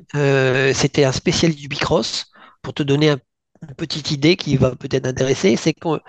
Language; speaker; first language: French; native; French